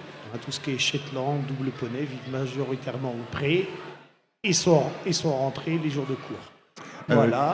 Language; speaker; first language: French; native; French